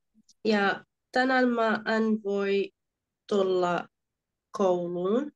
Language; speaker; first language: Finnish; non-native, learner; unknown